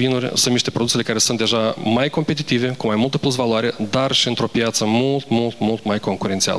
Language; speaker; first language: Romanian; native; Romanian